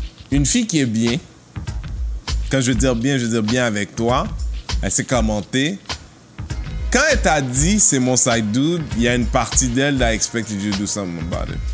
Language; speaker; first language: French; early bilingual, heritage; French